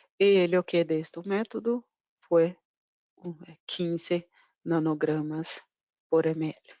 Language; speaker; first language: Spanish; non-native, fluent; Portuguese